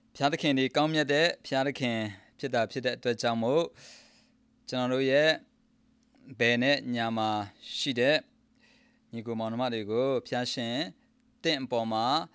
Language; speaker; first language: Burmese; non-native, local second language; Kachin